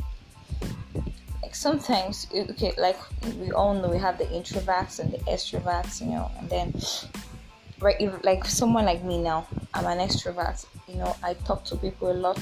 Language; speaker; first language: English; non-native, local second language; Yoruba